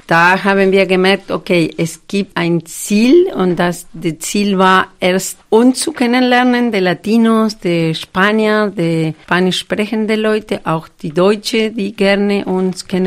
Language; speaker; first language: German; non-native, fluent; Spanish